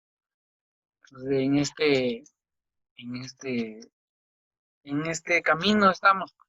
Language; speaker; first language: Spanish; non-native, local second language; Quechua